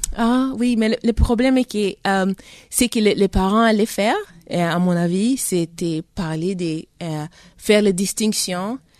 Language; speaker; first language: French; early bilingual, heritage; French